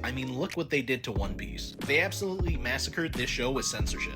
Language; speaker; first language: English; native; English